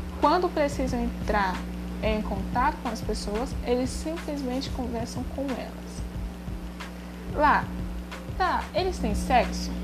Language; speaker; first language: Portuguese; native; Portuguese